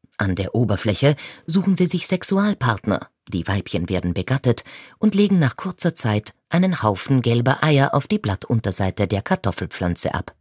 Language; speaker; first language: German; native; German